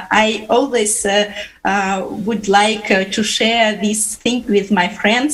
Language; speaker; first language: English; non-native, fluent; Uzbek